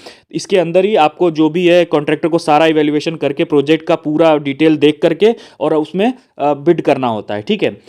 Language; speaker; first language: Hindi; native; Hindi